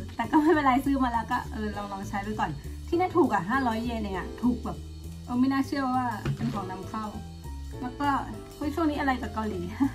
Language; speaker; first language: Thai; native; Thai